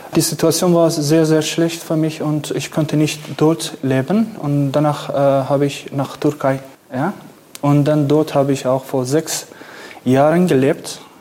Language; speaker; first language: German; non-native, learner; Kurdish